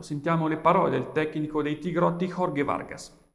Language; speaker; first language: Italian; native; Italian